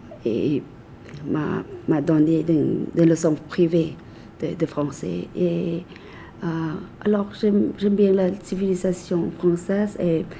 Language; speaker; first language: French; non-native, fluent; Thai